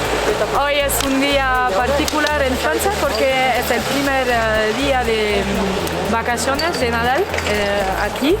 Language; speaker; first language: Spanish; non-native, fluent; French